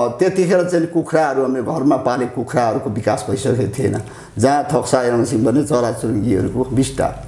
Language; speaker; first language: Nepali; non-native, local second language; Limbu